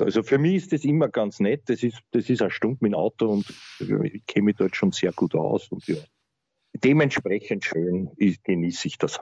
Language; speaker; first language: German; native; German